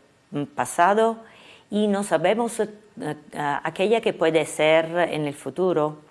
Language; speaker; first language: Spanish; non-native, fluent; Italian